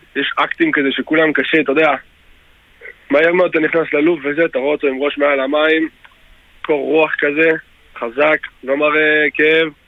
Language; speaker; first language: Hebrew; early bilingual, other home language; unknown